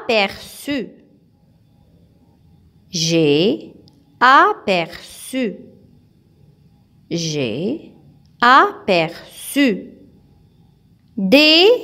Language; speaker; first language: French; non-native, local second language; Arabic